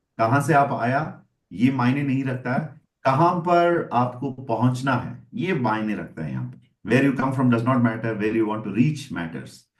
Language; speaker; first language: Hindi; native; Hindi